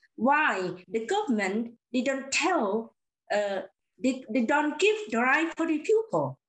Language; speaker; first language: English; non-native, learner; Lao